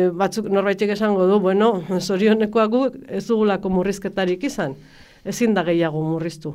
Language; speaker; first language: Basque; native; Basque